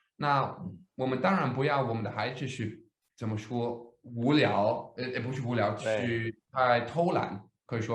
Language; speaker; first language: Chinese; non-native, fluent; Danish